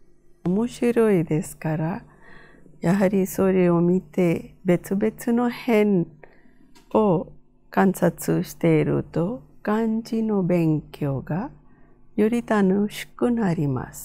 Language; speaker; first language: Japanese; non-native, fluent; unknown